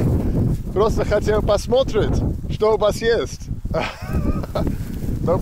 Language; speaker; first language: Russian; non-native, learner; English